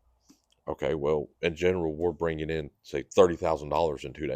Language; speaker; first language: English; native; English